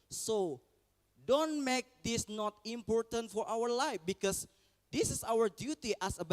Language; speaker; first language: English; non-native, learner; Indonesian